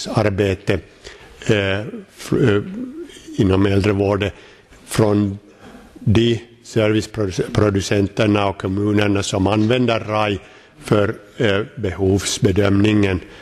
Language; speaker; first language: Swedish; non-native, local second language; Finnish